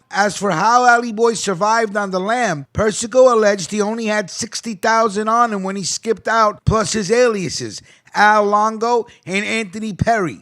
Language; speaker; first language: English; native; English